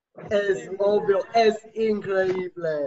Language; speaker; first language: Spanish; non-native, learner; English